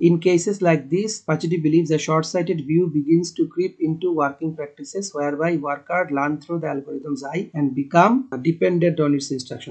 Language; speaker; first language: English; non-native, local second language; Bangla